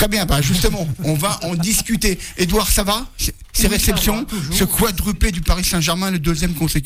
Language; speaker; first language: French; native; French